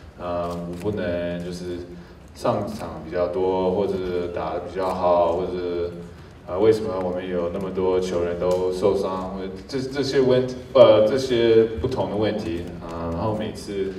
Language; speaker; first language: Chinese; early bilingual, heritage; English